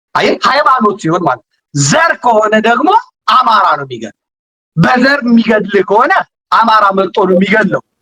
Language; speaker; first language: Amharic; native; Amharic